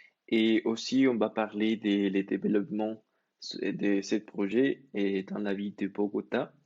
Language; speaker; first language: French; non-native, learner; Spanish